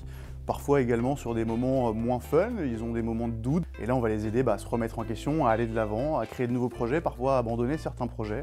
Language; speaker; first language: French; native; French